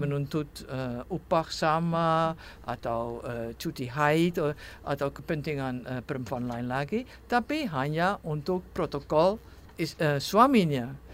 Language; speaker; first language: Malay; non-native, fluent; Dutch